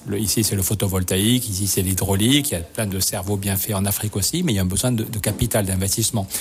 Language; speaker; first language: French; native; French